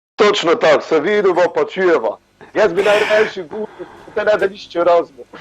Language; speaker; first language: Slovenian; native; Slovenian